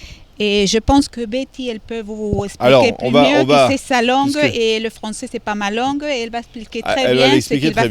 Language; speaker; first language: French; non-native, fluent; Spanish